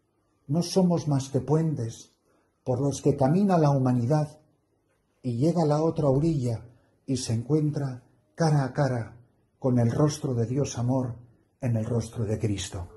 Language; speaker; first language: Spanish; native; Spanish